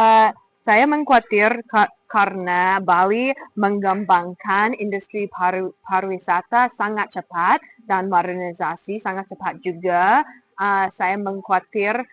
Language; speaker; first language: Indonesian; non-native, fluent; English